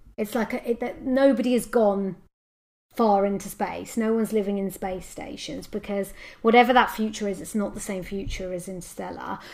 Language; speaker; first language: English; native; English